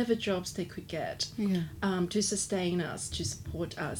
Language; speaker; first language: English; non-native, local second language; Cantonese